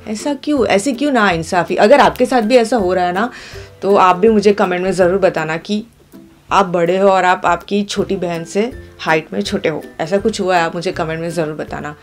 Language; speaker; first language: Hindi; non-native, local second language; Gujarati